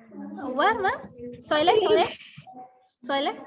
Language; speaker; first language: Turkish; non-native, fluent; Indonesian